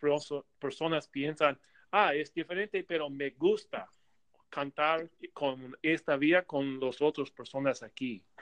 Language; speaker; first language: Spanish; non-native, learner; English